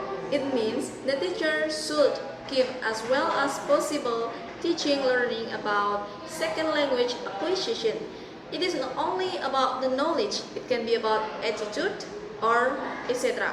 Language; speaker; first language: English; non-native, learner; Indonesian